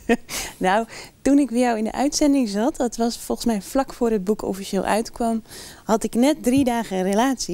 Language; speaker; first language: Dutch; native; Dutch